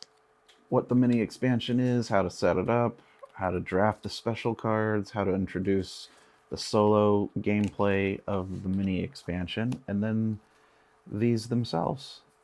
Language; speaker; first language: English; native; English